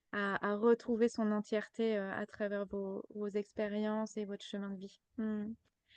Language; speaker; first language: French; native; French